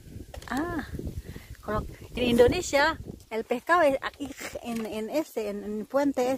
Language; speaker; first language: Spanish; non-native, learner; Indonesian